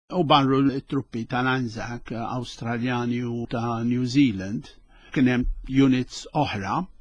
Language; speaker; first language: Maltese; early bilingual, other home language; Spanish